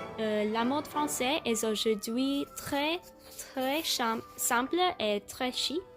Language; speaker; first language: French; non-native, learner; English